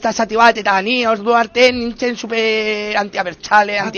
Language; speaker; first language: Basque; non-native, local second language; Spanish